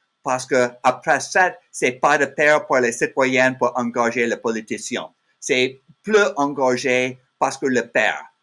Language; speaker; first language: French; non-native, learner; English